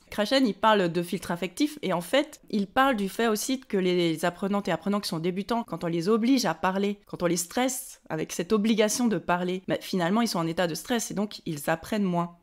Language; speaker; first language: French; native; French